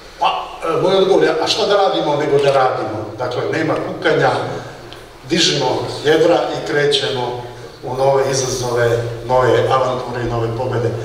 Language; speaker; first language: Serbian; native; Serbian